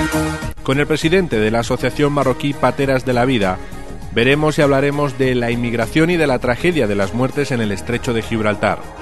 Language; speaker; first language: Spanish; native; Spanish